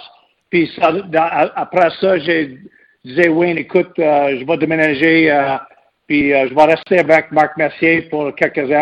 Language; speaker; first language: French; non-native, local second language; English